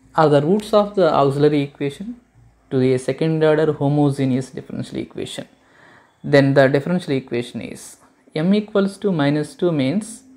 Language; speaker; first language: English; non-native, local second language; Telugu